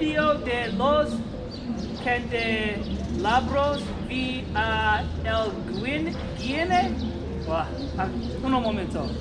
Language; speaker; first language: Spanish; non-native, learner; English